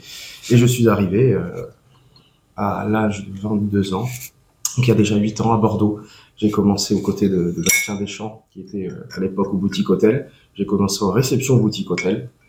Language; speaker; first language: French; native; French